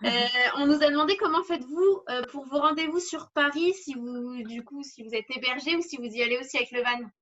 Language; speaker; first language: French; native; French